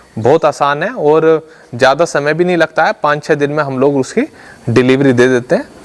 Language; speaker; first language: Hindi; native; Hindi